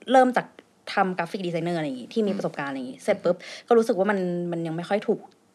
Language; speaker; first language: Thai; native; Thai